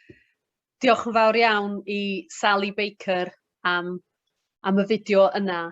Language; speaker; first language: Welsh; native; Welsh